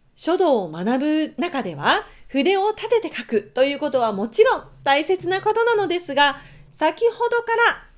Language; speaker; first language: Japanese; native; Japanese